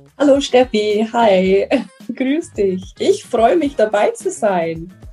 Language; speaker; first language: German; non-native, fluent; English